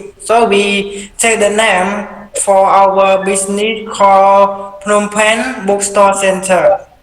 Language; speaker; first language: English; non-native, learner; Khmer